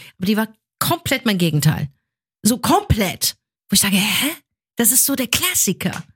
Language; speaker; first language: German; early bilingual, other home language; Arabic